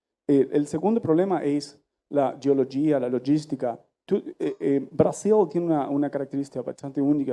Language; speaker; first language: Spanish; non-native, learner; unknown